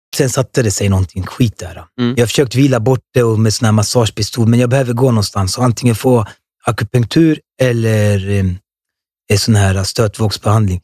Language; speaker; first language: Swedish; early bilingual, other home language; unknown